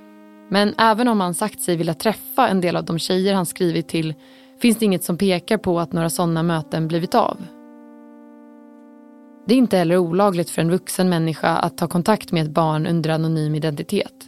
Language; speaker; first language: Swedish; native; Swedish